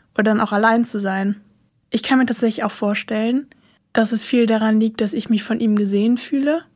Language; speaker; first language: German; native; German